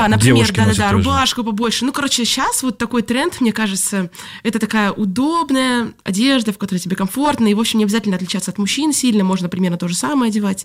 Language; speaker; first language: Russian; native; Russian